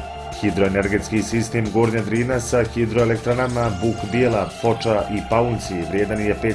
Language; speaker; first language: Bosnian; native; Bosnian